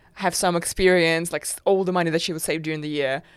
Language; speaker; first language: English; non-native, fluent; Russian